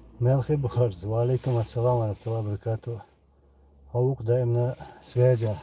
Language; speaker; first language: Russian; non-native, local second language; Chechen